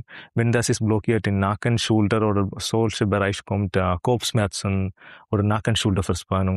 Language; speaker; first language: German; non-native, learner; Malayalam